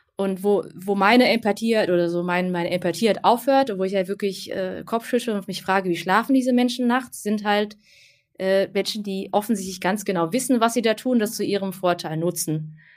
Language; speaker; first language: German; early bilingual, other home language; Vietnamese